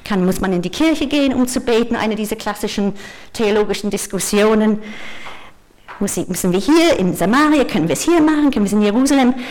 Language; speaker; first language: German; non-native, fluent; English